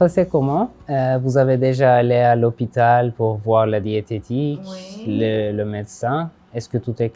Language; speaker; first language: French; non-native, fluent; Turkish